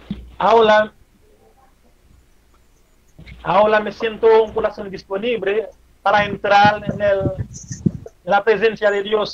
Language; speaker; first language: Spanish; non-native, fluent; Haitian Creole